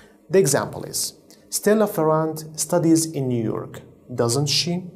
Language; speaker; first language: English; non-native, fluent; Central Kurdish